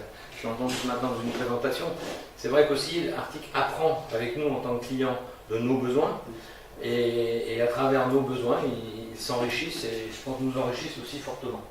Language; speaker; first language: French; native; French